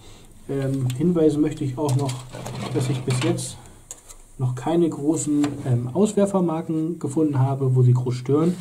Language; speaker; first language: German; native; German